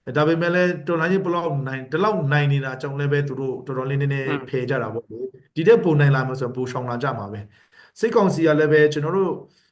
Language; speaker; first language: Burmese; non-native, local second language; Hakha Chin